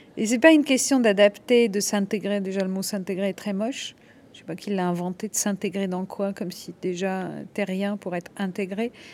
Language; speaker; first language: French; non-native, local second language; Arabic